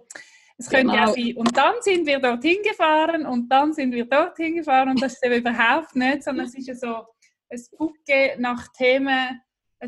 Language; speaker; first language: German; native; German